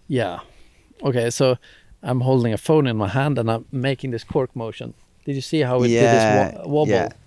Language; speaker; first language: English; non-native, fluent; Swedish